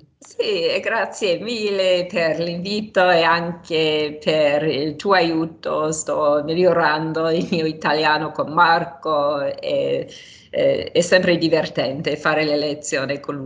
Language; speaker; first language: Italian; non-native, fluent; English